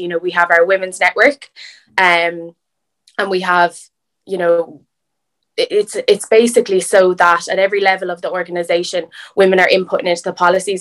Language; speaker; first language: English; native; English